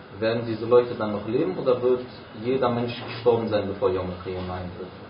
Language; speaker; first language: German; native; German